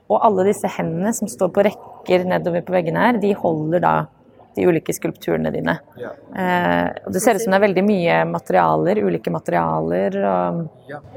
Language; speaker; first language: Norwegian; native; Norwegian